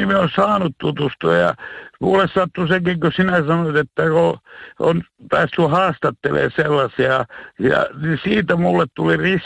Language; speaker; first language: Finnish; native; Finnish